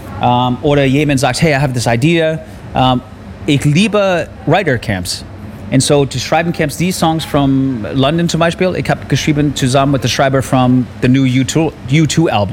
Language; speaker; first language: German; non-native, learner; English